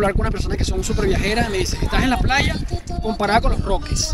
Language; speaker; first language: Spanish; native; Spanish